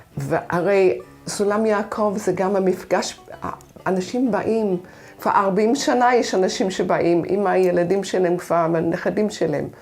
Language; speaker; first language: Hebrew; non-native, fluent; English